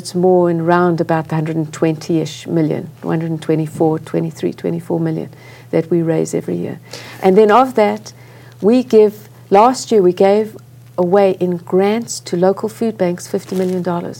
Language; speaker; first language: English; native; English